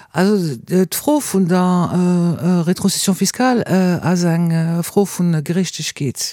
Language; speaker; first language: Luxembourgish; non-native, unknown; French